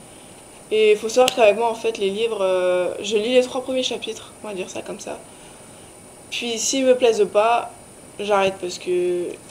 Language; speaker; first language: French; native; French